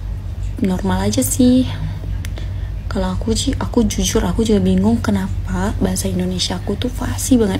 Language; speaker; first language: Indonesian; non-native, fluent; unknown